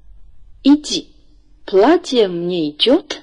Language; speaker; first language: Russian; non-native, fluent; Chinese